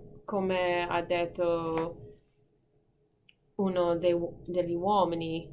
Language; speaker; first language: Italian; non-native, fluent; English